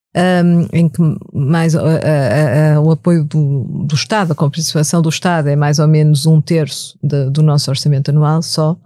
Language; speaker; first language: Portuguese; native; Portuguese